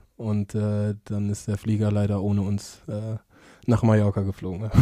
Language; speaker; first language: German; native; German